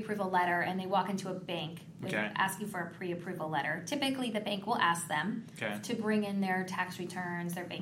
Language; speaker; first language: English; native; English